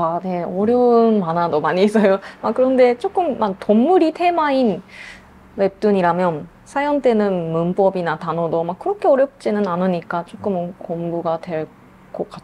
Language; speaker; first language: Korean; non-native, fluent; Japanese